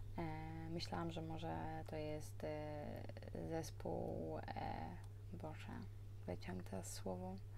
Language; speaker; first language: Polish; early bilingual, heritage; Polish